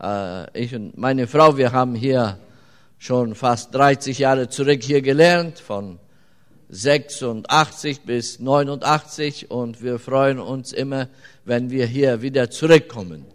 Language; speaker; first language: German; early bilingual, heritage; German